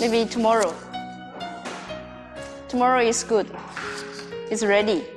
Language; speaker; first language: English; non-native, learner; Chinese